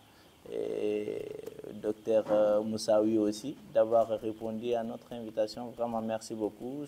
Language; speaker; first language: French; non-native, local second language; Bambara